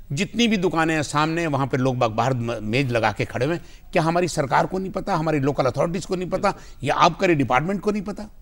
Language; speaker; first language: Hindi; native; Hindi